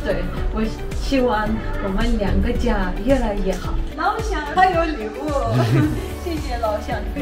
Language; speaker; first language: Chinese; non-native, learner; Armenian